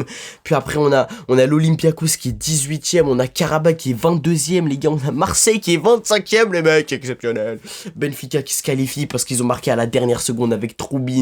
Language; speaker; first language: French; native; French